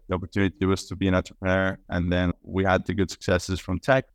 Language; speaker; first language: English; non-native, fluent; Estonian